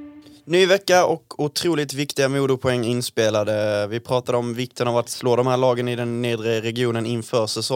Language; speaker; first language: Swedish; native; Swedish